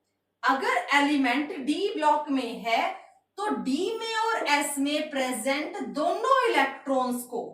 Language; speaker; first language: Hindi; native; Hindi